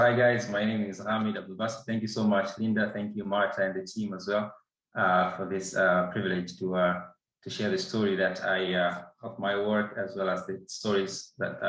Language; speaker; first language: English; non-native, local second language; Swahili